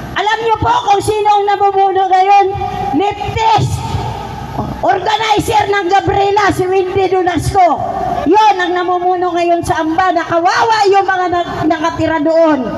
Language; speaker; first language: Filipino; non-native, local second language; Waray